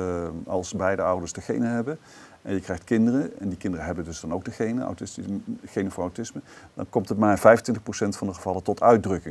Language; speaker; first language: Dutch; native; Dutch